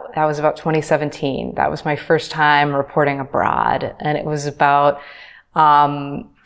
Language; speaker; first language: English; native; English